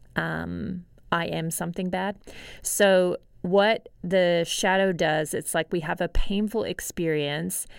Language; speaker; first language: English; native; English